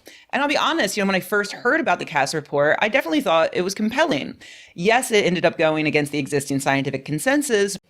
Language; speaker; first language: English; native; English